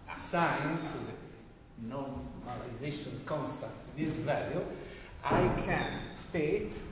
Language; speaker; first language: English; non-native, fluent; Italian